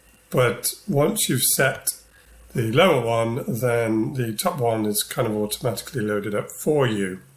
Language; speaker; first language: English; native; English